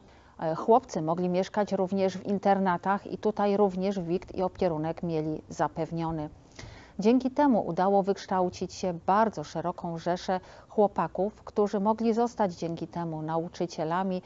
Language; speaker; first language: Polish; native; Polish